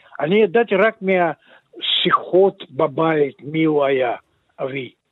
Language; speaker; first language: Hebrew; non-native, fluent; Russian